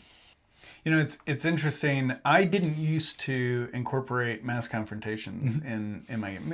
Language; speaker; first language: English; native; English